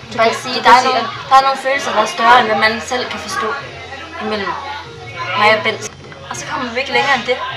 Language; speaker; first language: Danish; native; Danish